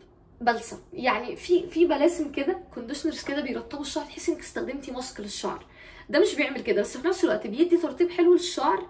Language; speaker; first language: Arabic; native; Arabic